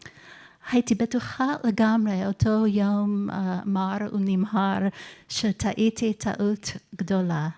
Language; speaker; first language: Hebrew; non-native, fluent; English